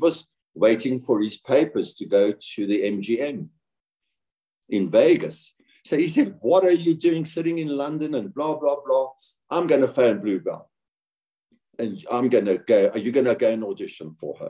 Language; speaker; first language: English; native; English